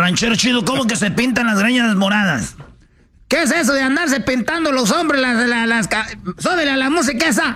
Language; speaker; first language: Spanish; native; Spanish